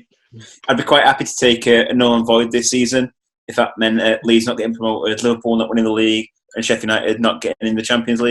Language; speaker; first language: English; native; English